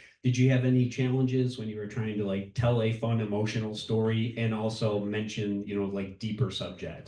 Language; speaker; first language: English; native; English